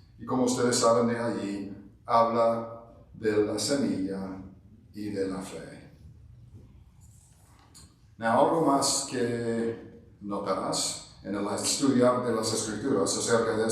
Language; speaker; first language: Spanish; non-native, fluent; English